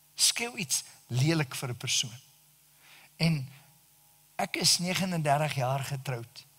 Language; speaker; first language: Afrikaans; native; Afrikaans